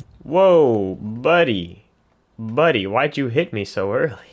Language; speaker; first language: English; native; English